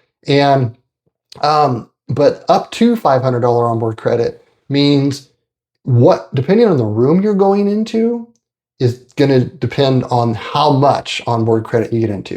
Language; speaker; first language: English; native; English